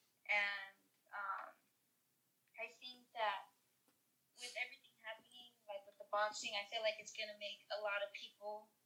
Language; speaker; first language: English; early bilingual, other home language; Spanish